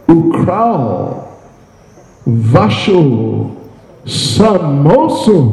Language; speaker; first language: Russian; non-native, learner; English